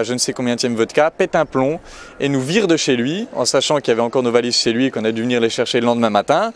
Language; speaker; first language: French; native; French